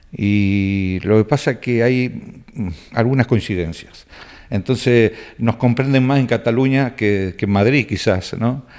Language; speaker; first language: Spanish; native; Spanish